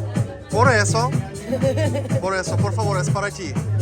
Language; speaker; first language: Spanish; non-native, learner; Russian